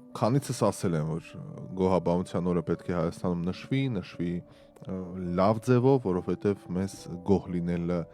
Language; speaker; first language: Armenian; native; Armenian